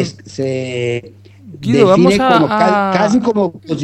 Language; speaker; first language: Spanish; non-native, fluent; Italian